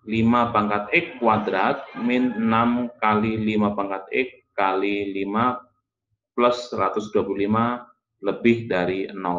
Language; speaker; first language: Indonesian; native; Indonesian